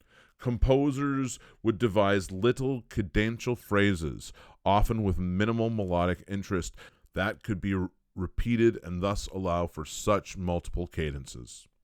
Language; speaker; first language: English; native; English